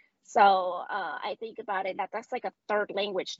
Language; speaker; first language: English; non-native, fluent; Spanish